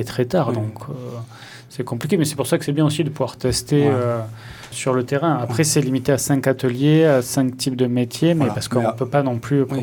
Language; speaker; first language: French; native; French